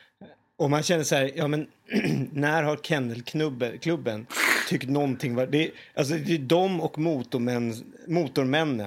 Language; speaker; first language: Swedish; native; Swedish